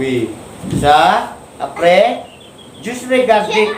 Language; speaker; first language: French; non-native, learner; Indonesian